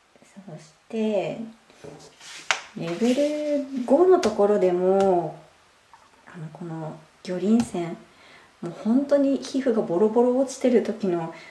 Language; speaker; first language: Japanese; native; Japanese